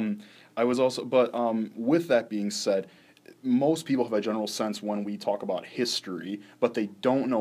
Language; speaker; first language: English; native; English